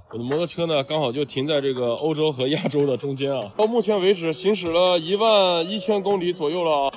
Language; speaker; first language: Chinese; native; Chinese